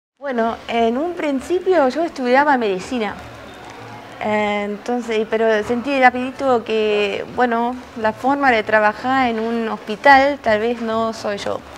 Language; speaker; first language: Spanish; non-native, fluent; German